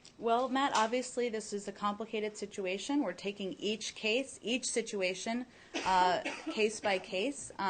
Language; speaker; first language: English; native; English